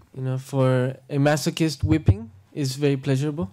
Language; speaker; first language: English; non-native, fluent; Spanish